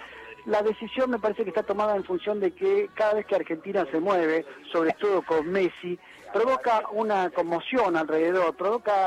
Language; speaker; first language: Spanish; native; Spanish